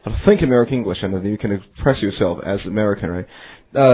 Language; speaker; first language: English; non-native, fluent; Chinese